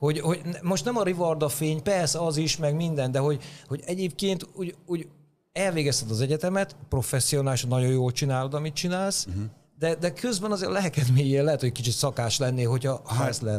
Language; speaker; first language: Hungarian; native; Hungarian